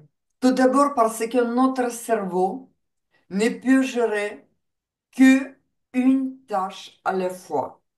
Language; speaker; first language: French; non-native, fluent; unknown